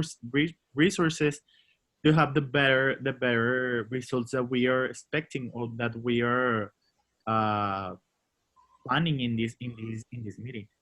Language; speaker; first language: English; non-native, learner; Spanish